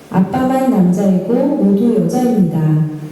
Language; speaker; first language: Korean; non-native, learner; Filipino